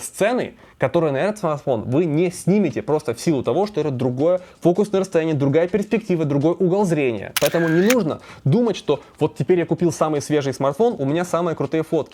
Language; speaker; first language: Russian; native; Russian